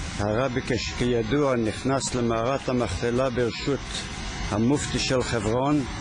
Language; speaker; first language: Hebrew; early bilingual, other home language; Yiddish